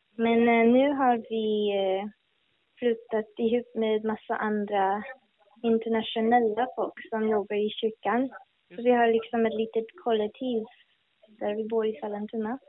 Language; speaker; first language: Swedish; non-native, fluent; English